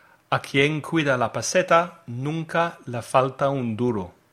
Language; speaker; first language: Spanish; non-native, fluent; English